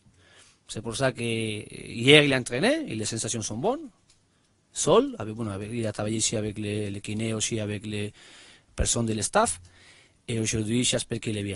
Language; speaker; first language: French; non-native, learner; Spanish